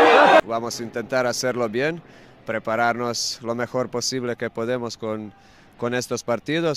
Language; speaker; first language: Spanish; non-native, fluent; Croatian